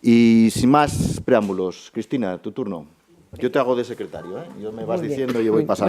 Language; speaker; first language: Spanish; native; Spanish